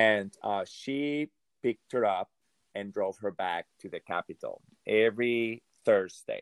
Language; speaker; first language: English; non-native, fluent; Hungarian